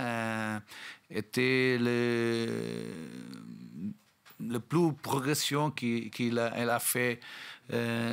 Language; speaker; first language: French; non-native, learner; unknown